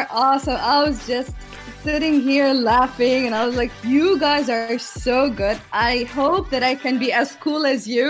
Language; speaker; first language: English; non-native, fluent; Arabic